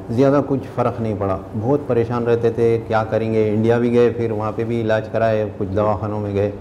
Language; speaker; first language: Hindi; non-native, local second language; Urdu